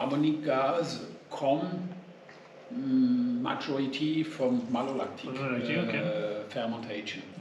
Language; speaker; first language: English; non-native, learner; French